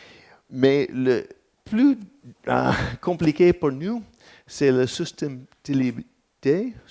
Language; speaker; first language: French; non-native, learner; English